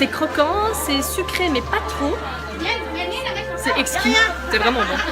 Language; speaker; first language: French; native; French